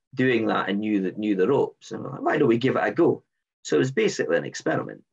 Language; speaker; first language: English; native; English